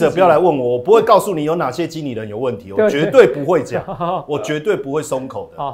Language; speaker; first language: Chinese; native; Chinese